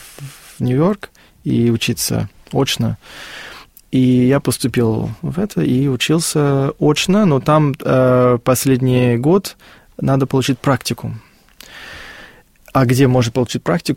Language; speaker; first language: Russian; non-native, fluent; Afrikaans